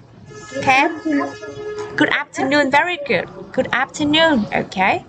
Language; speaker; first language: English; non-native, fluent; Vietnamese